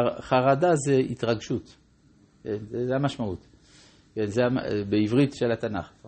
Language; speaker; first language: Hebrew; non-native, fluent; French